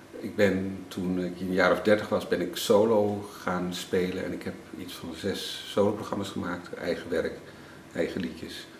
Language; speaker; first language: Dutch; native; Dutch